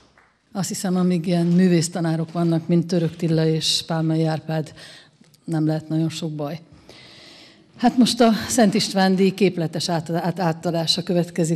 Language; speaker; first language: Hungarian; native; Hungarian